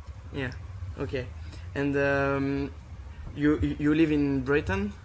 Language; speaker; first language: English; non-native, learner; French